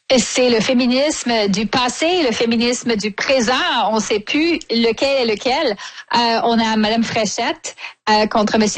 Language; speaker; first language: French; native; French